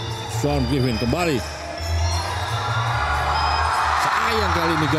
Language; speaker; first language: Indonesian; native; Indonesian